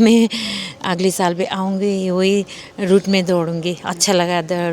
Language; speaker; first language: Hindi; non-native, local second language; Nepali